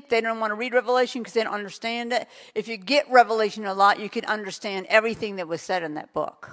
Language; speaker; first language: English; native; English